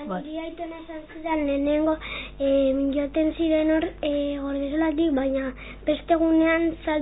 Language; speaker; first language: Basque; non-native, local second language; Spanish